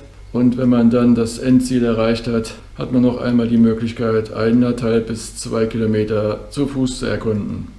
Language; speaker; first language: German; native; German